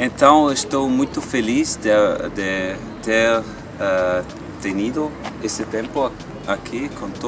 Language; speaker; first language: Portuguese; non-native, learner; German